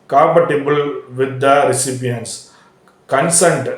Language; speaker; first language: English; non-native, local second language; Tamil